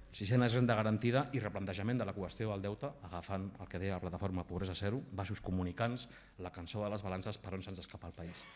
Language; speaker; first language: Catalan; non-native, local second language; Spanish